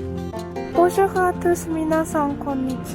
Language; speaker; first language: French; non-native, learner; Japanese